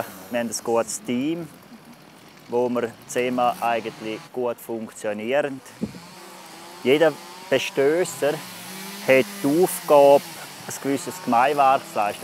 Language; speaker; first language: German; native; German